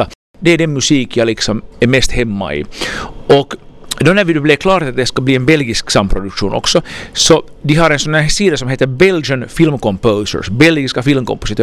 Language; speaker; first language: Swedish; native; Swedish